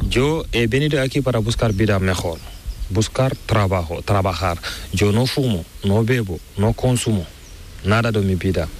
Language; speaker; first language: Spanish; non-native, learner; Fula